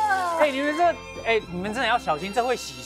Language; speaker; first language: Chinese; native; Chinese